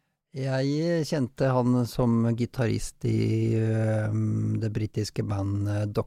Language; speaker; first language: Norwegian; native; Norwegian